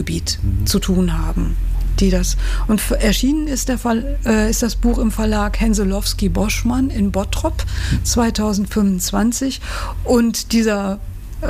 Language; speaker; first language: German; native; German